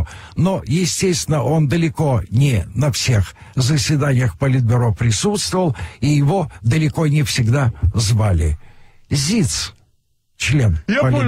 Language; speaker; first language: Russian; native; Russian